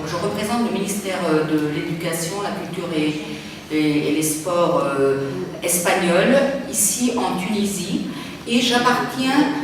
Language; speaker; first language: French; non-native, fluent; Spanish